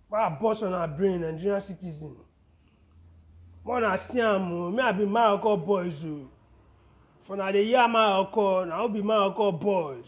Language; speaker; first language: Nigerian Pidgin; non-native, local second language; Yoruba